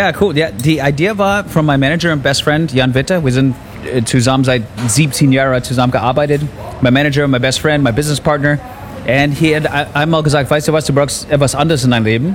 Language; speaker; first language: German; non-native, learner; English